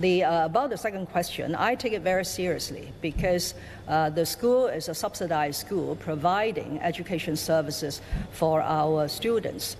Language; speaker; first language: English; non-native, local second language; Cantonese